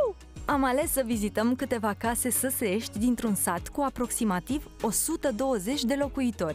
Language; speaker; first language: Romanian; native; Romanian